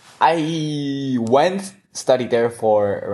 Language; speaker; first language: English; non-native, fluent; Chinese